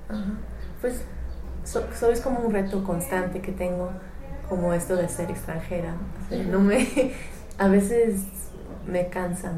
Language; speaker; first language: Spanish; non-native, fluent; English